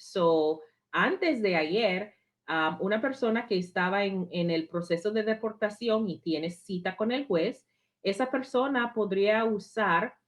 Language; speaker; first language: Spanish; non-native, fluent; English